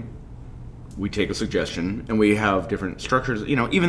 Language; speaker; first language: English; native; English